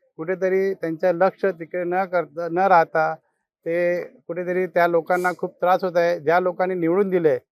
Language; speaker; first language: Marathi; non-native, local second language; Hindi